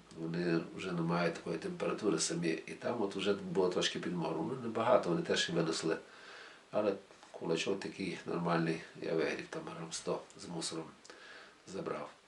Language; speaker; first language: Ukrainian; native; Ukrainian